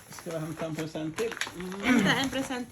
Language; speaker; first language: Swedish; non-native, learner; Thai